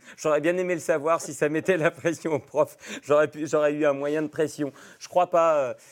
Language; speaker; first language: French; native; French